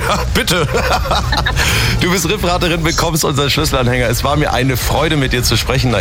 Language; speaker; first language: German; native; German